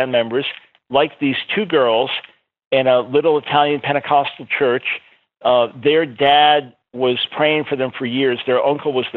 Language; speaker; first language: English; native; English